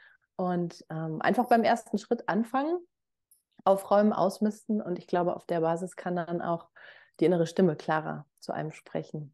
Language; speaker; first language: German; native; German